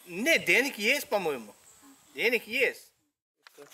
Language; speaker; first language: Russian; non-native, fluent; Korean